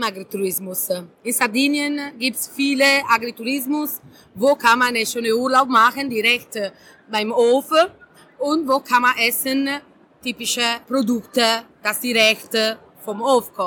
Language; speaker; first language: German; non-native, learner; Catalan